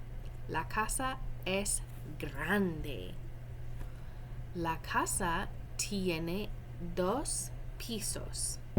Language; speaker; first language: Spanish; non-native, fluent; English